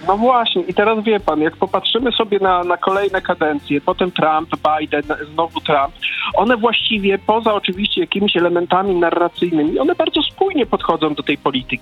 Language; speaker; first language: Polish; native; Polish